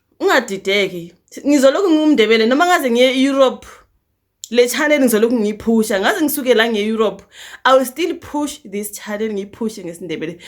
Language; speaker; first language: Zulu; early bilingual, other home language; North Ndebele